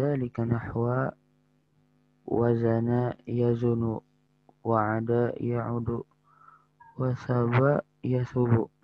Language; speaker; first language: Arabic; non-native, learner; Indonesian